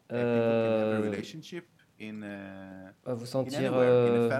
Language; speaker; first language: French; non-native, fluent; Hebrew